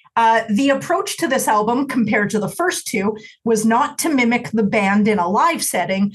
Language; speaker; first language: English; native; English